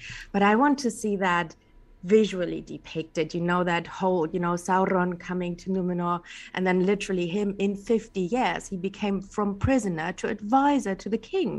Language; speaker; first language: English; non-native, fluent; German